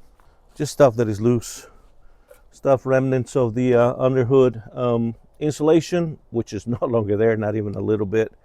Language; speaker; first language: English; native; English